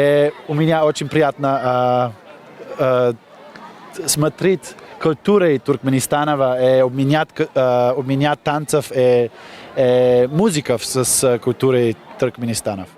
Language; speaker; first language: Russian; non-native, learner; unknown